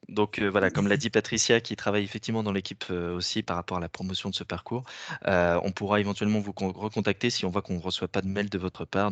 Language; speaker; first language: French; native; French